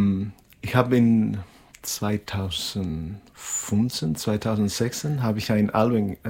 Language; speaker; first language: German; non-native, fluent; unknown